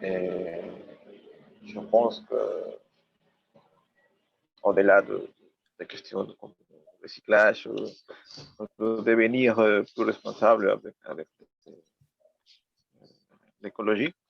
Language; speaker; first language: French; non-native, learner; Spanish